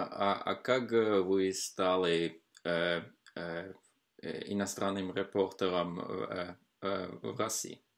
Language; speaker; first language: Russian; non-native, fluent; Norwegian